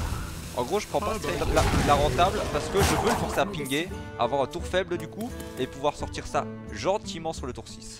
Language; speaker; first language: French; native; French